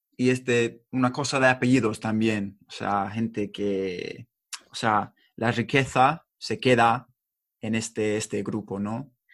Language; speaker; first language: Spanish; non-native, fluent; English